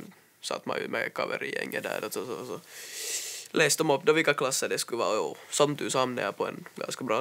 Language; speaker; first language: Swedish; native; Swedish